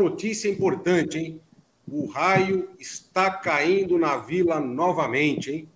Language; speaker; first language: Portuguese; native; Portuguese